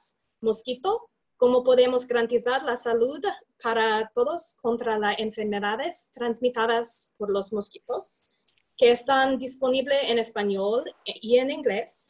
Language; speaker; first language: Spanish; non-native, fluent; English